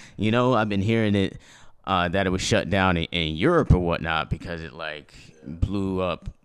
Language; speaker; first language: English; native; English